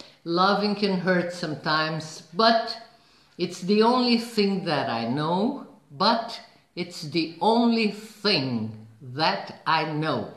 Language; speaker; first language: English; non-native, fluent; Portuguese